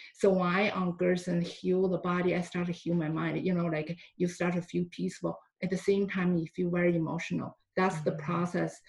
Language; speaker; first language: English; non-native, fluent; Chinese